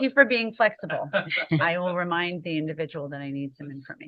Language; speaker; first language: English; native; English